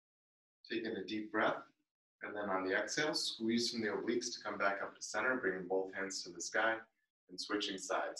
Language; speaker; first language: English; native; English